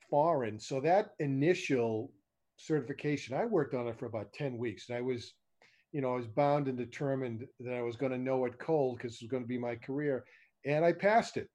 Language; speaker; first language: English; native; English